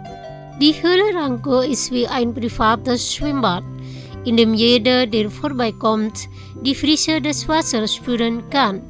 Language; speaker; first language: German; non-native, fluent; Indonesian